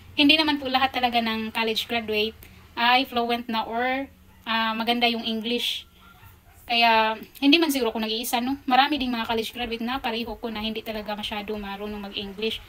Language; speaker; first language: Filipino; non-native, local second language; Cebuano